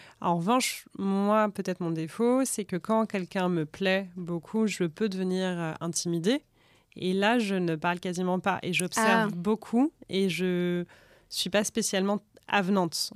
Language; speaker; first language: French; native; French